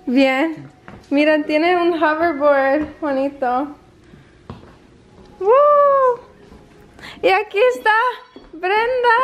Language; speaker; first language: Spanish; early bilingual, heritage; Spanish